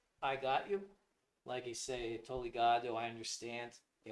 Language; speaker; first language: English; native; English